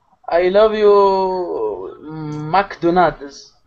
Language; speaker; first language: English; non-native, learner; Arabic